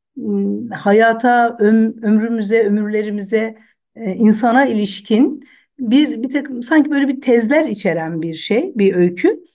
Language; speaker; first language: Turkish; non-native, local second language; Zaza